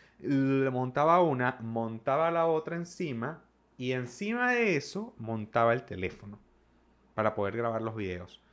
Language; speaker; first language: Spanish; native; Spanish